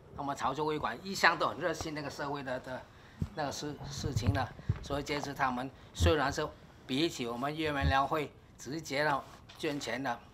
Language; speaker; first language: Chinese; early bilingual, heritage; Chinese